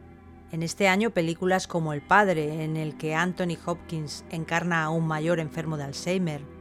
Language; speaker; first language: Spanish; native; Spanish